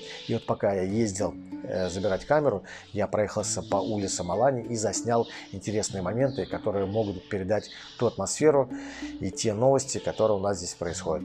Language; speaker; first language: Russian; native; Russian